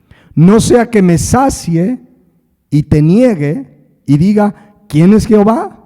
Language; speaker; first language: Spanish; native; Spanish